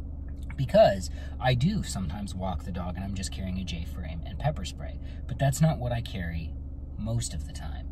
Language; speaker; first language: English; native; English